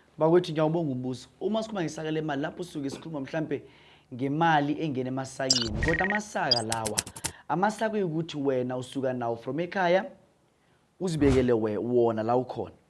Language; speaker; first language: Zulu; non-native, local second language; Northern Sotho